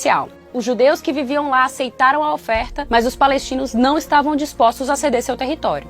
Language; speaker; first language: Portuguese; native; Portuguese